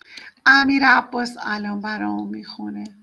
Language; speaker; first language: Persian; native; Persian